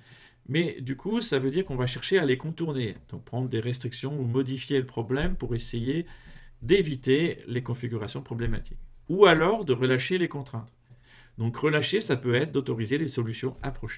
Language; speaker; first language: French; native; French